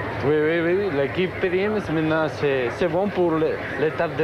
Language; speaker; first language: French; non-native, learner; Spanish